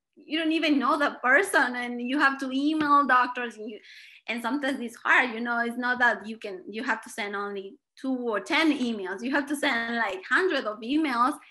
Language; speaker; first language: English; non-native, fluent; Spanish